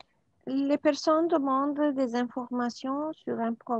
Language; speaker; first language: French; non-native, learner; Arabic